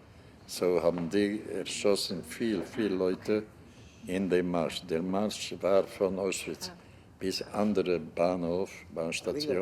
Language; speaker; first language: German; non-native, learner; Hungarian